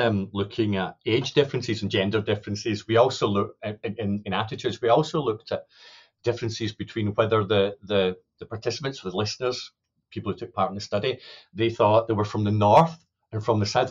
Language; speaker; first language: English; native; English